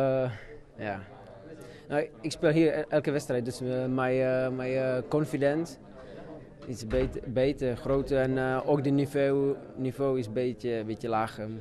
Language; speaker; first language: Dutch; non-native, learner; Czech